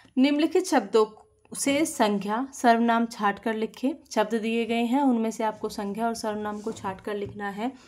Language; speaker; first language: Hindi; native; Hindi